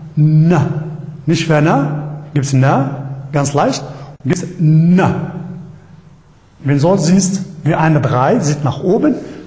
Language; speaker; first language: German; non-native, fluent; Arabic